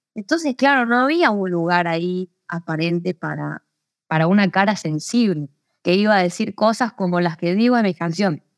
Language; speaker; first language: Spanish; native; Spanish